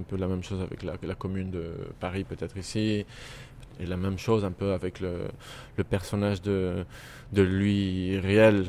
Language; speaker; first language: French; non-native, fluent; Spanish